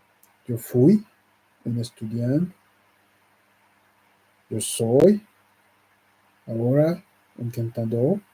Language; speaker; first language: Spanish; non-native, learner; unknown